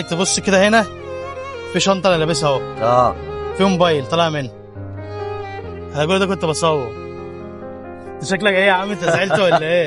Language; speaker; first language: Arabic; native; Arabic